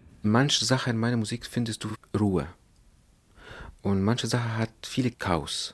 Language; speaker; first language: German; non-native, fluent; Arabic